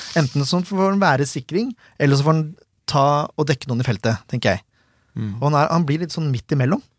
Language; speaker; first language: Norwegian; native; Norwegian